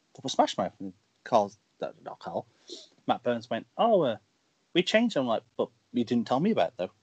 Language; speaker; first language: English; native; English